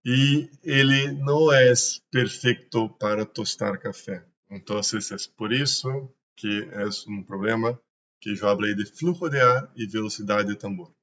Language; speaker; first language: Spanish; non-native, learner; Portuguese